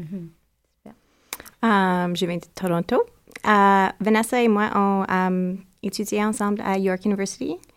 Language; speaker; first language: French; non-native, learner; English